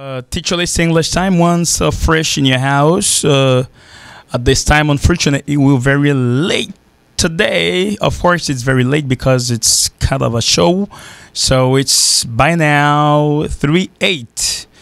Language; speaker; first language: English; non-native, fluent; Haitian Creole